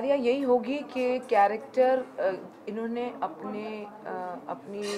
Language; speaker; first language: Hindi; native; Hindi